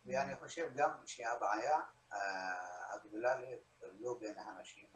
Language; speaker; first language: Hebrew; non-native, local second language; Arabic